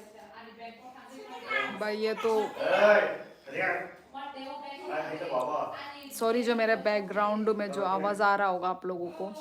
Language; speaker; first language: Hindi; non-native, local second language; Kok Borok